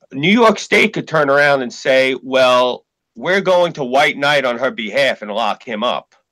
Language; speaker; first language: English; native; English